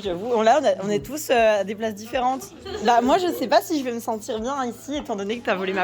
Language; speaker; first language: French; native; French